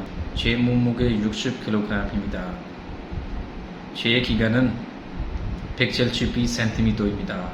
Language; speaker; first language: Korean; non-native, fluent; Urdu